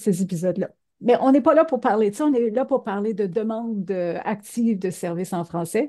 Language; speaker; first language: French; native; French